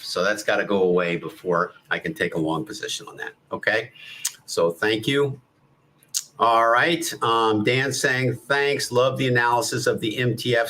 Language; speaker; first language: English; native; English